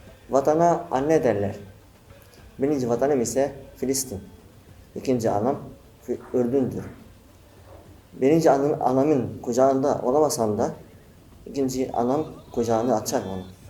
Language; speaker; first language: Turkish; non-native, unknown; Arabic